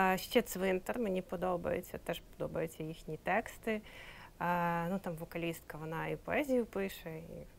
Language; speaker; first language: Ukrainian; native; Ukrainian